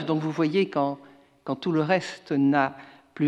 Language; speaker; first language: French; native; French